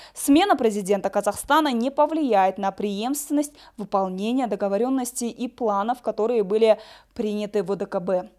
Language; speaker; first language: Russian; non-native, local second language; Kyrgyz